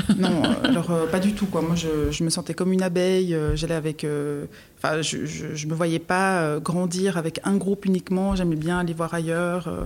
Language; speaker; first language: French; native; French